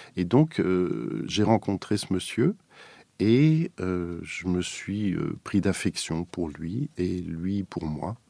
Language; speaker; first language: French; native; French